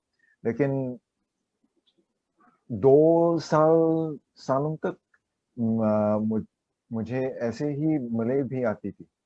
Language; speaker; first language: Hindi; non-native, learner; Chinese